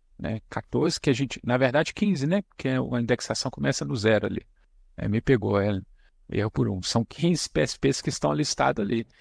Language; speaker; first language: Portuguese; native; Portuguese